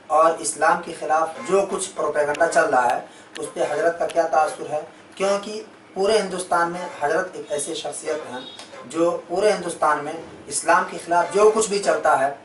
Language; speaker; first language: Urdu; native; Urdu